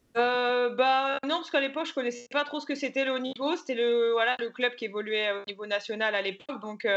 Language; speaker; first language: French; native; French